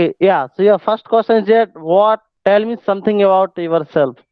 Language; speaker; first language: English; non-native, local second language; Hindi